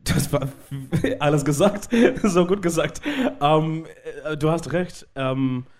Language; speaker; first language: German; non-native, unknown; Shona